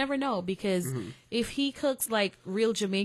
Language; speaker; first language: English; non-native, local second language; Jamaican Creole English